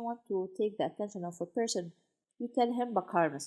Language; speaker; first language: English; non-native, fluent; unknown